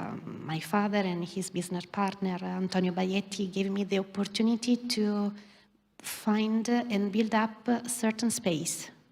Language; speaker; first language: English; non-native, fluent; Italian